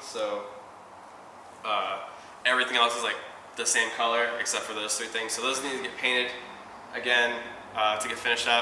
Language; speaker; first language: English; native; English